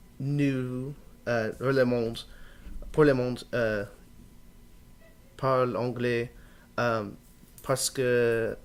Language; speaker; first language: French; non-native, learner; English